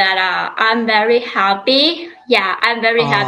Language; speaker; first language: English; non-native, learner; Lao